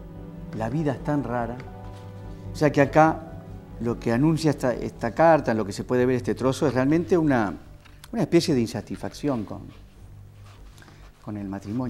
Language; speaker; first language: Spanish; native; Spanish